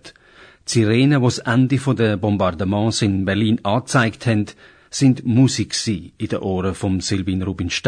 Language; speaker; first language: German; native; German